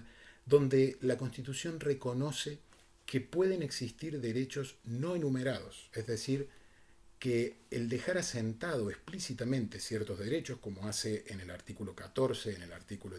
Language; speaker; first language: Spanish; native; Spanish